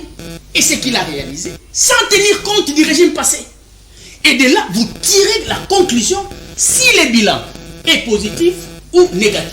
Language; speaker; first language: French; non-native, local second language; Lingala